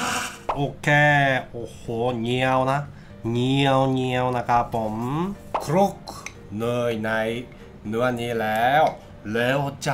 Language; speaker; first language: Thai; non-native, learner; Japanese